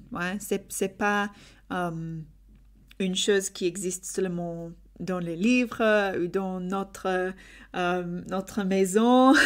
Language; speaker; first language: French; non-native, learner; English